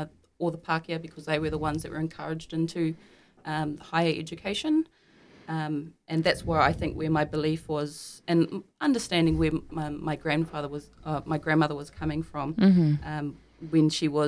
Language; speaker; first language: English; native; English